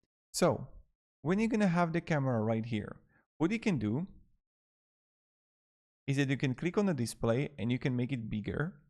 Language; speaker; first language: English; non-native, fluent; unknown